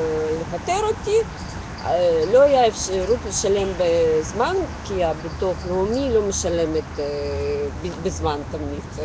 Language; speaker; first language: Hebrew; non-native, local second language; Russian